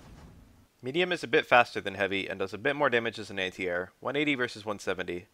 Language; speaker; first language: English; native; English